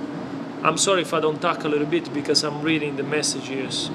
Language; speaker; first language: English; non-native, fluent; Italian